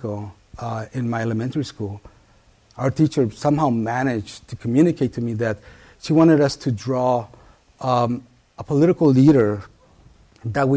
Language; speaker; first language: English; early bilingual, other home language; Spanish